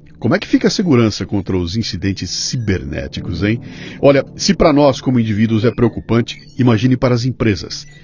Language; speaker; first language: Portuguese; native; Portuguese